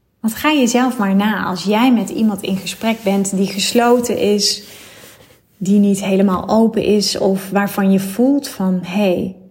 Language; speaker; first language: Dutch; native; Dutch